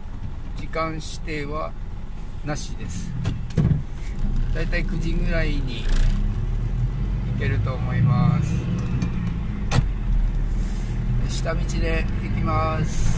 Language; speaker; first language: Japanese; native; Japanese